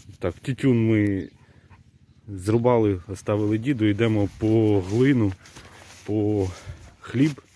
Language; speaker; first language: Ukrainian; native; Ukrainian